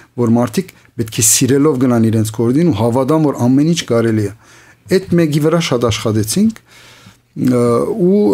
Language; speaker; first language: Armenian; early bilingual, heritage; Armenian